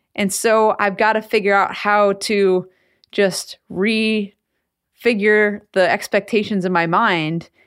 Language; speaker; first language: English; native; English